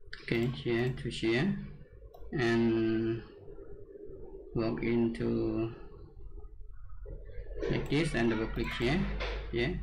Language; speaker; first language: English; non-native, learner; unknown